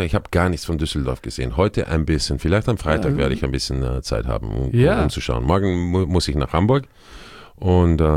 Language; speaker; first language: German; non-native, fluent; Croatian